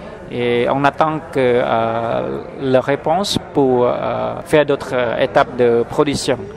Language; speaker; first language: French; non-native, fluent; Khmer